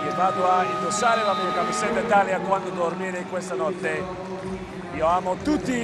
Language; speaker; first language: Italian; non-native, learner; English